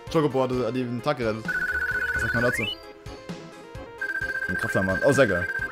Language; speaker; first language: German; native; German